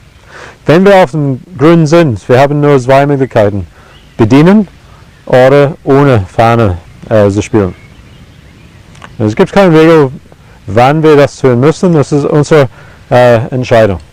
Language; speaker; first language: German; non-native, fluent; English